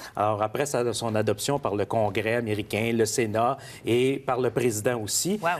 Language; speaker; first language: French; native; French